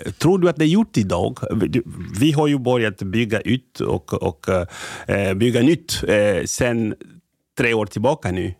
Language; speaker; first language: Swedish; non-native, fluent; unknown